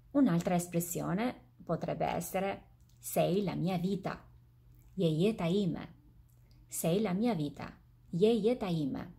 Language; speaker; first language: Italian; non-native, fluent; Albanian